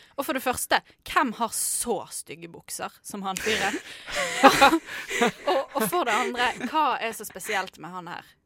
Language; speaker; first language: Norwegian; native; Norwegian